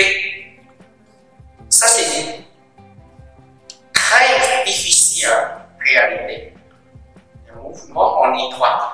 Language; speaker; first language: French; non-native, learner; Chinese